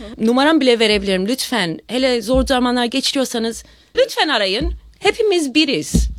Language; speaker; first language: Turkish; early bilingual, heritage; Turkish